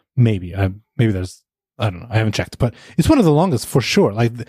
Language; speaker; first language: English; non-native, fluent; Portuguese